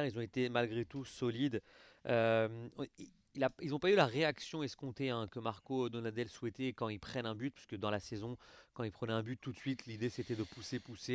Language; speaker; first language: French; native; French